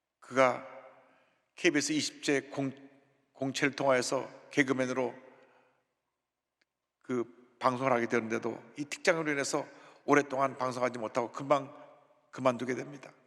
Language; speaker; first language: Korean; native; Korean